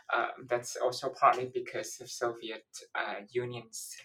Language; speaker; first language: English; non-native, fluent; Chinese